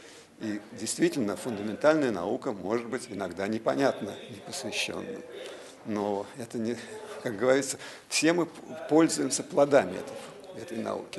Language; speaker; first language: Russian; native; Russian